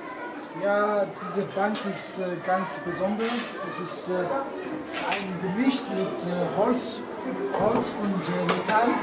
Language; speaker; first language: German; non-native, learner; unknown